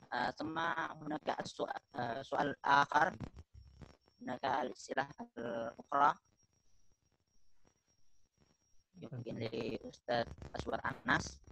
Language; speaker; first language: Arabic; non-native, learner; Indonesian